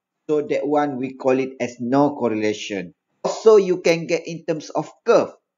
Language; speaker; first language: English; non-native, local second language; Malay